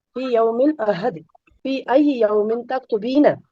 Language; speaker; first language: Arabic; non-native, learner; Urdu